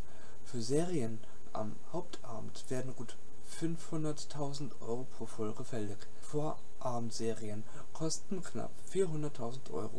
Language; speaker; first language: German; native; German